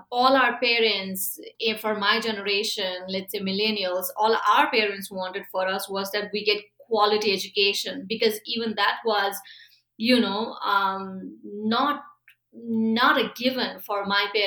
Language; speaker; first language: English; non-native, local second language; Nepali